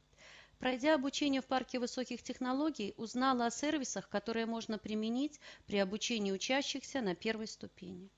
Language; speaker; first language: Russian; native; Russian